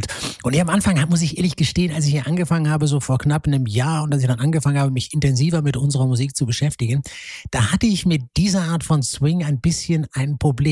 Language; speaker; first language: German; native; German